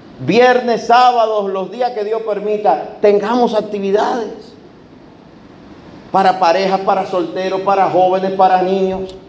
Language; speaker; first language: Spanish; native; Spanish